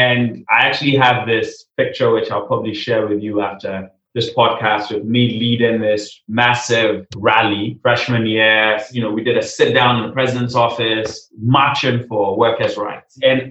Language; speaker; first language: English; non-native, local second language; Akan